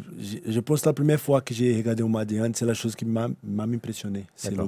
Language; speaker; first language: French; non-native, learner; Portuguese